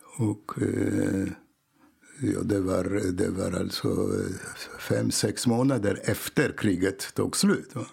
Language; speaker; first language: Swedish; non-native, fluent; Polish